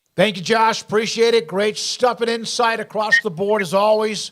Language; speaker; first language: English; native; English